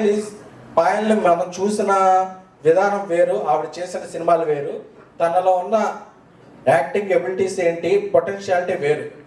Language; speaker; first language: Telugu; native; Telugu